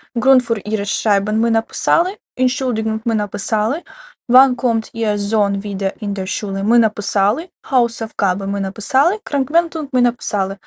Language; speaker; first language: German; non-native, fluent; Ukrainian